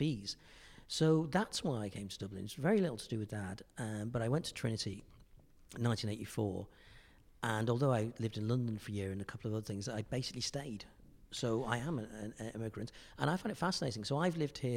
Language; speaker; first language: English; native; English